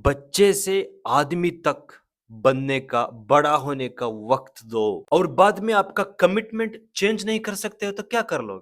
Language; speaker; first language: Hindi; non-native, local second language; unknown